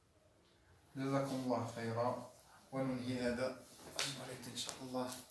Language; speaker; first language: Arabic; native; Arabic